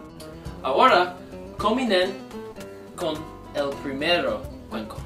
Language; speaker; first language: Spanish; non-native, learner; English